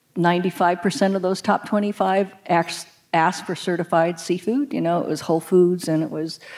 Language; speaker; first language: English; native; English